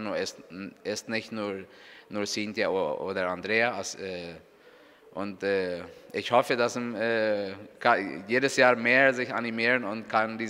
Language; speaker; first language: German; non-native, local second language; Spanish